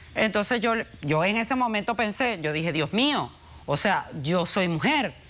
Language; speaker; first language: Spanish; native; Spanish